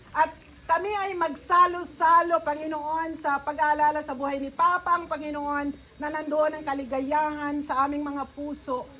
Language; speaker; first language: Filipino; non-native, local second language; Iloko